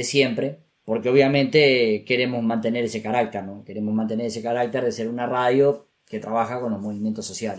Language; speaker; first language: Spanish; native; Spanish